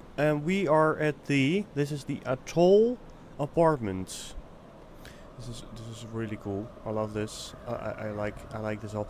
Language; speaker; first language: English; non-native, fluent; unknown